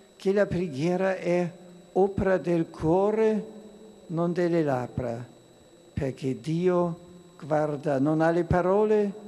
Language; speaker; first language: Italian; non-native, fluent; German